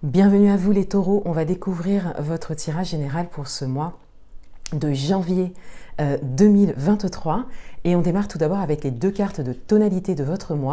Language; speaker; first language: French; native; French